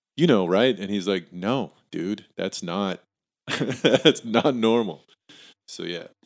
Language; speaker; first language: English; native; English